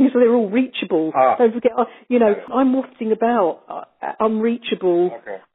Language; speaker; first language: English; native; English